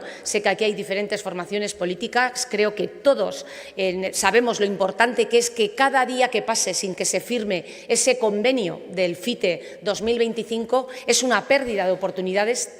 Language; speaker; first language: Spanish; native; Spanish